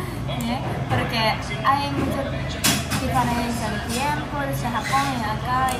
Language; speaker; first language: Spanish; non-native, learner; Japanese